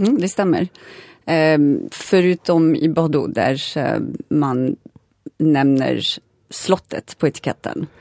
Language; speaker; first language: Swedish; non-native, fluent; French